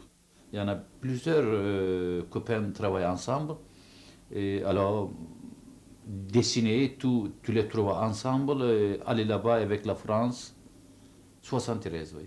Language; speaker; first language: French; non-native, local second language; Turkish